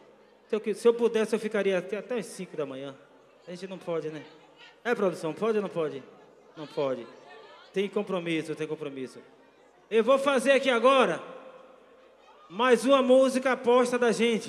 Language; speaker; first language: Portuguese; native; Portuguese